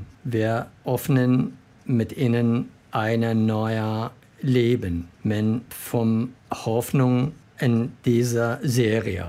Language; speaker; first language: German; non-native, learner; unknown